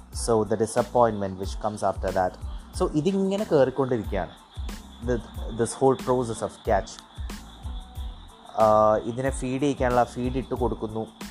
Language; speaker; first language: English; non-native, local second language; Malayalam